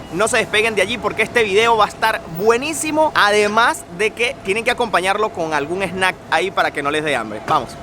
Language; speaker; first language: Spanish; native; Spanish